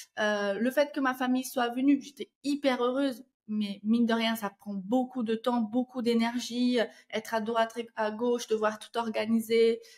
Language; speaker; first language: French; non-native, fluent; Portuguese